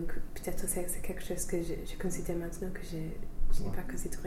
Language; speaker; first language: French; non-native, fluent; English